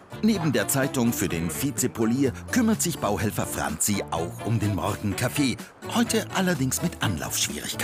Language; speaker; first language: German; native; German